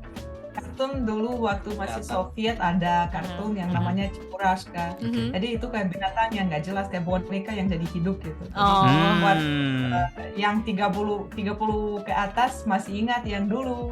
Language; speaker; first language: Indonesian; non-native, fluent; Russian